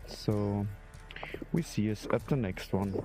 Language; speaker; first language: English; non-native, learner; German